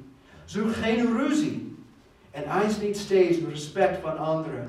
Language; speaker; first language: Dutch; non-native, fluent; English